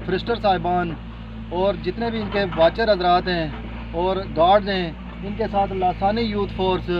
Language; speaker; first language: Urdu; non-native, local second language; Pahari-Potwari